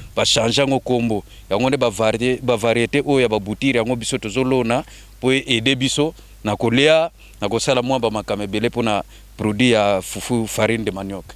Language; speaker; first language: Lingala; non-native, local second language; Kongo